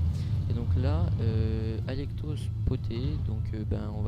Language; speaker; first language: French; native; French